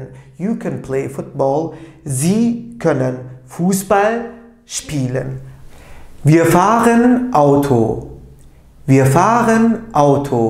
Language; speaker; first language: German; non-native, fluent; Turkish